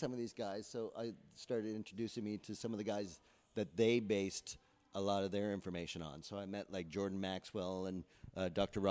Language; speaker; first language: English; native; English